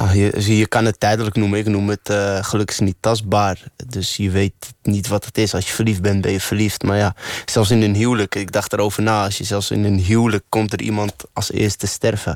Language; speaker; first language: Dutch; early bilingual, other home language; Arabic